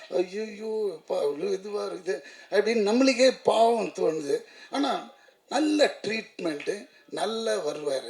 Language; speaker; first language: Tamil; native; Tamil